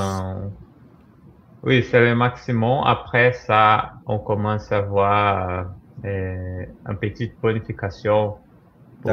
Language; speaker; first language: French; non-native, fluent; Portuguese